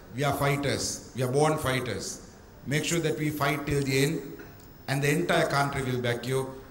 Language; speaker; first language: English; non-native, local second language; Sinhala